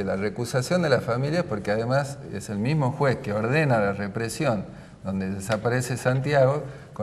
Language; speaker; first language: Spanish; native; Spanish